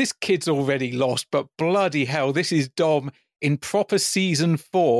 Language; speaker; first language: English; native; English